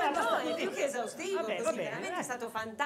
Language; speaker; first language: Italian; native; Italian